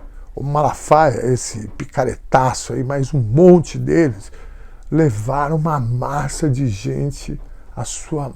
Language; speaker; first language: Portuguese; native; Portuguese